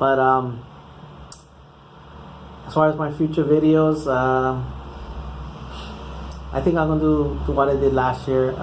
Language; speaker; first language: English; native; English